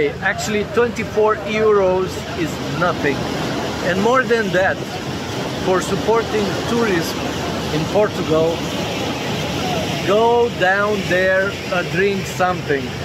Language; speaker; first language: English; non-native, fluent; Romanian